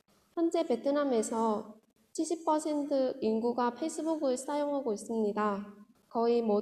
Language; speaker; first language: Korean; non-native, fluent; Vietnamese